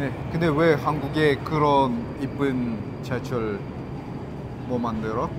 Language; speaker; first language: Korean; non-native, learner; Russian